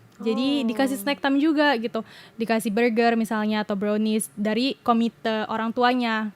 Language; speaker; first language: Indonesian; native; Indonesian